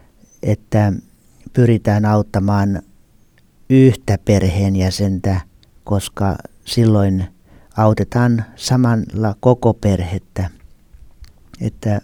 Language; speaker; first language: Finnish; native; Finnish